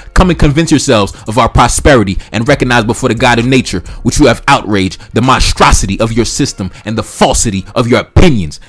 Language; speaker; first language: English; early bilingual, other home language; Haitian Creole